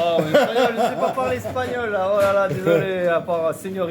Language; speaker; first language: French; native; French